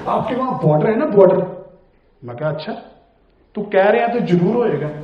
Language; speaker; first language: Hindi; non-native, local second language; Punjabi